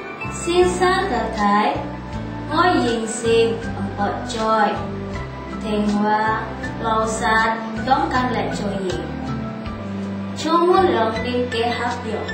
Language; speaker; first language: Cantonese; non-native, learner; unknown